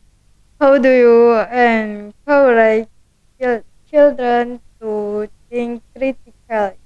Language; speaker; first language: English; non-native, learner; Indonesian